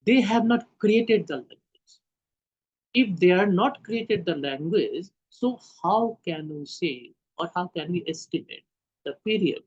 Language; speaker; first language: English; non-native, local second language; Hindi